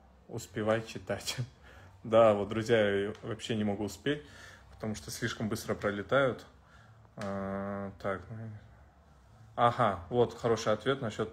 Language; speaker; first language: Russian; non-native, local second language; Kazakh